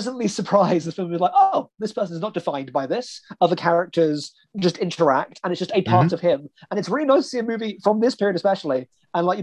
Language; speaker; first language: English; native; English